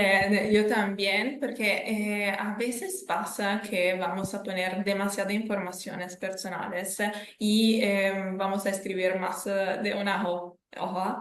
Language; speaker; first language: Spanish; non-native, fluent; Italian